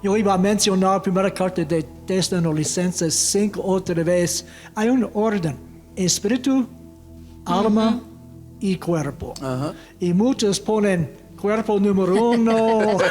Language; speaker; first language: Spanish; non-native, fluent; English